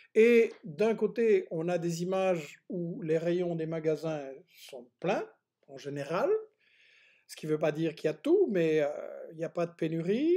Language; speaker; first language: French; native; French